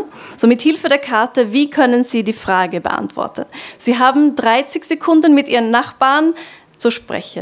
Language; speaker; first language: German; non-native, fluent; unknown